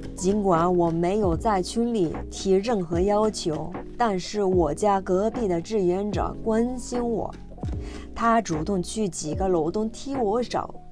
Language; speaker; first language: Chinese; non-native, fluent; Japanese